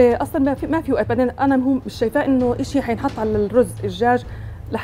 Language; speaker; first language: Arabic; native; Arabic